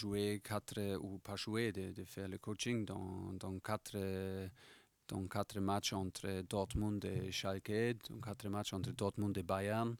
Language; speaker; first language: French; non-native, fluent; German